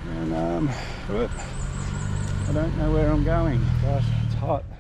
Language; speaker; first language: English; native; English